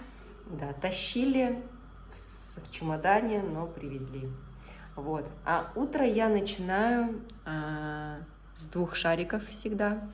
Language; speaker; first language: Russian; native; Russian